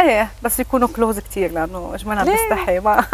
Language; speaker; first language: Arabic; native; Arabic